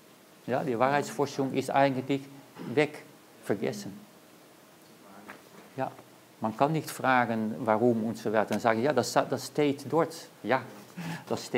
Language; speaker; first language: German; non-native, learner; Dutch